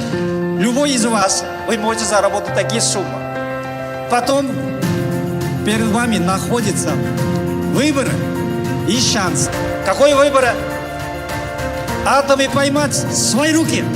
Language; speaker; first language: Russian; non-native, learner; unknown